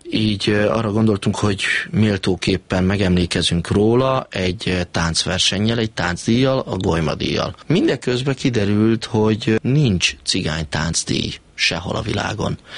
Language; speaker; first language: Hungarian; native; Hungarian